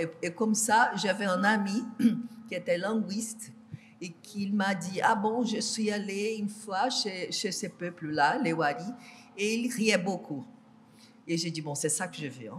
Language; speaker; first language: French; non-native, fluent; Portuguese